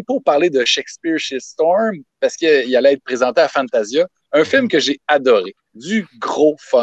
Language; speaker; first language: French; native; French